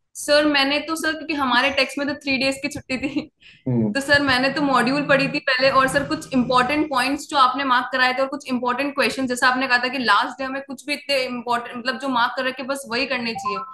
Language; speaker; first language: Hindi; native; Hindi